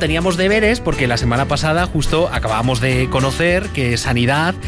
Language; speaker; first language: Spanish; native; Spanish